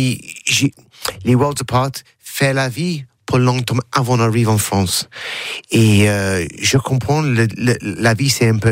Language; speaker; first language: French; non-native, learner; English